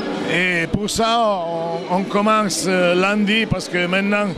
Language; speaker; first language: French; non-native, fluent; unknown